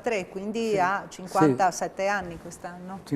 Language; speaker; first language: Italian; native; Italian